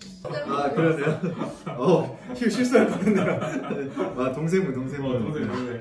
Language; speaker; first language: Korean; native; Korean